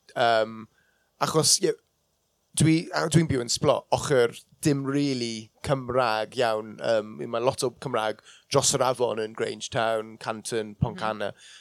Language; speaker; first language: Welsh; non-native, local second language; English